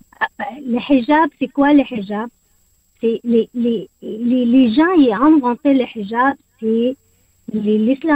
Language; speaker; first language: French; non-native, learner; Arabic